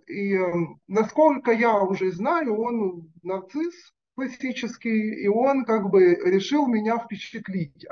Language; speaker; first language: Russian; native; Russian